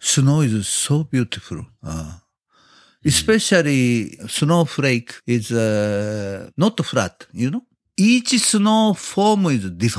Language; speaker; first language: English; non-native, learner; Japanese